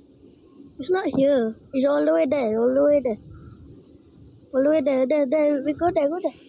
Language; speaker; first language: English; non-native, local second language; Malay